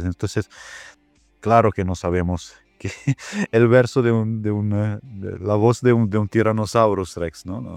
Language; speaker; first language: Spanish; non-native, fluent; Italian